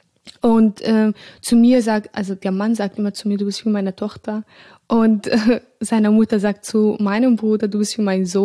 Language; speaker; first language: German; non-native, fluent; Arabic